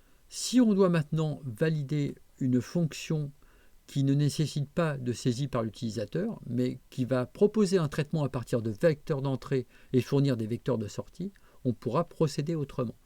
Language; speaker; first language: French; native; French